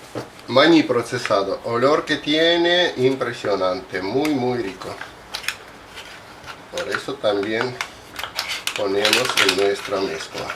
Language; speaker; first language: Spanish; non-native, fluent; Russian